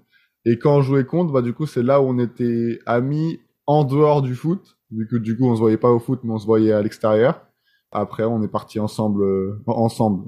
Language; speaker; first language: French; native; French